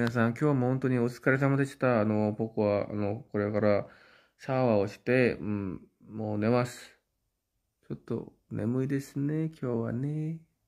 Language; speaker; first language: Japanese; non-native, fluent; Korean